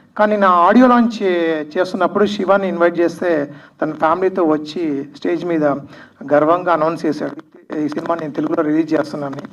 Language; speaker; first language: Telugu; native; Telugu